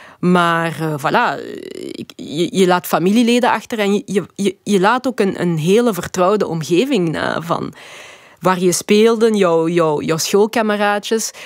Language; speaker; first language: Dutch; early bilingual, other home language; Lingala